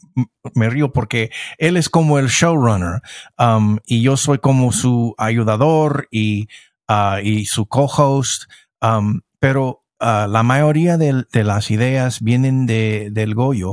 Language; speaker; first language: Spanish; non-native, fluent; English